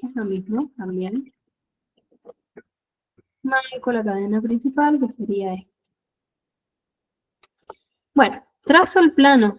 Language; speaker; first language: Spanish; native; Spanish